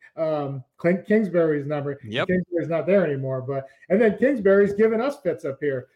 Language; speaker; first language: English; native; English